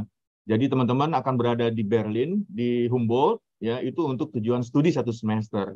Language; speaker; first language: Indonesian; native; Indonesian